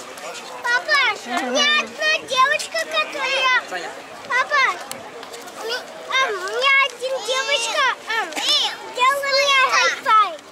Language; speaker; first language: Russian; early bilingual, heritage; Russian